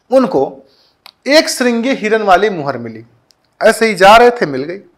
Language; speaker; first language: Hindi; native; Hindi